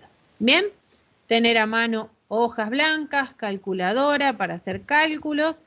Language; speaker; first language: Spanish; native; Spanish